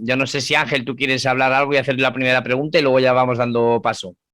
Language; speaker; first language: Spanish; native; Spanish